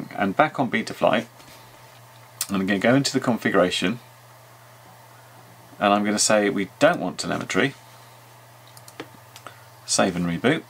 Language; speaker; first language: English; native; English